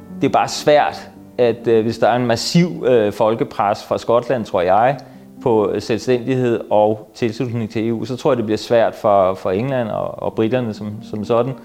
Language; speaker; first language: Danish; native; Danish